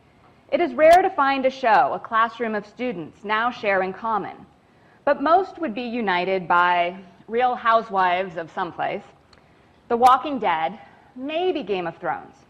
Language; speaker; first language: English; native; English